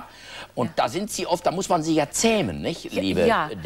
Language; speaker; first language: German; native; German